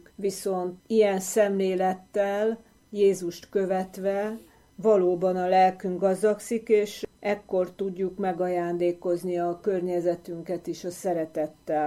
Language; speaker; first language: Hungarian; native; Hungarian